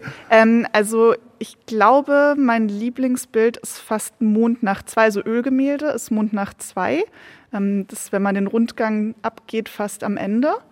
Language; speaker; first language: German; native; German